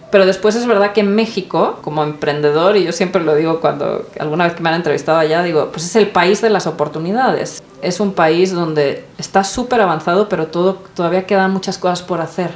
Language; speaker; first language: Spanish; non-native, local second language; Swedish